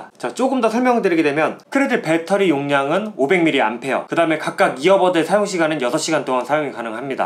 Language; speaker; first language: Korean; native; Korean